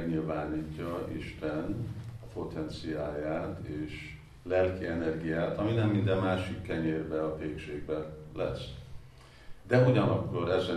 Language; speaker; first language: Hungarian; non-native, fluent; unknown